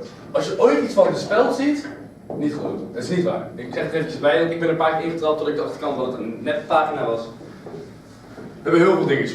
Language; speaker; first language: Dutch; native; Dutch